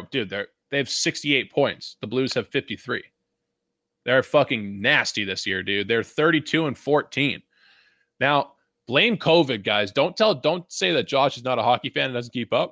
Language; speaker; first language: English; native; English